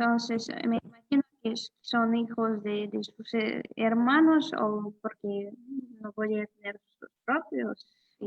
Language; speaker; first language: Spanish; non-native, fluent; Russian